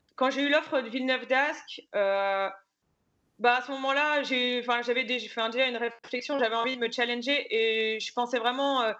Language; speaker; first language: French; native; French